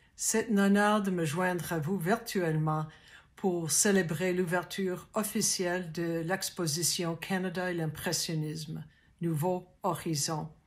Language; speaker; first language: French; non-native, learner; English